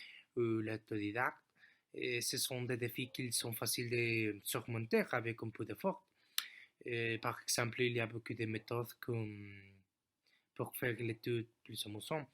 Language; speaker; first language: French; non-native, fluent; Spanish